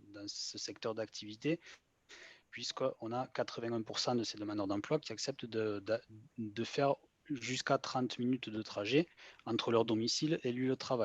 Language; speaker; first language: French; native; French